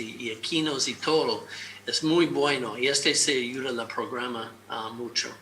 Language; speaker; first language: Spanish; non-native, fluent; English